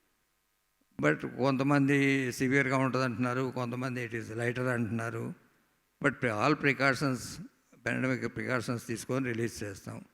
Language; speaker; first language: Telugu; native; Telugu